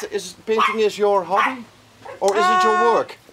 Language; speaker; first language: English; non-native, fluent; Dutch